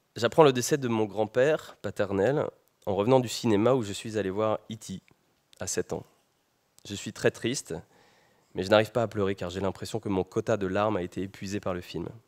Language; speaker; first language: French; native; French